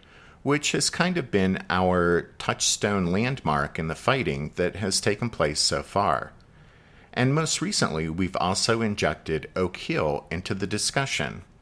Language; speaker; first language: English; native; English